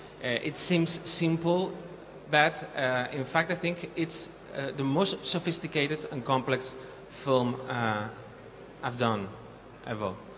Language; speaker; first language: English; non-native, fluent; Spanish